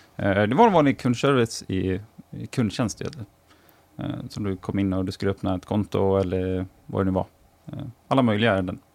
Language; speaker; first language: Swedish; native; Swedish